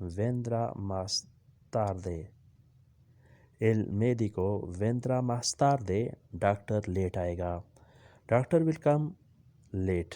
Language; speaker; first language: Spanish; non-native, learner; Urdu